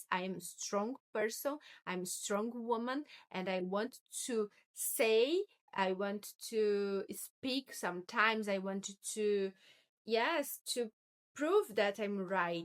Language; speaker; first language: English; non-native, learner; Portuguese